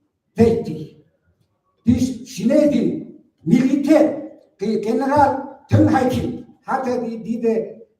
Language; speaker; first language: German; non-native, learner; Mongolian